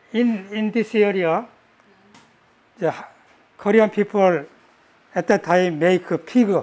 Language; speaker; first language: English; non-native, learner; Korean